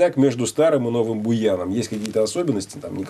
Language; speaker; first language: Russian; native; Russian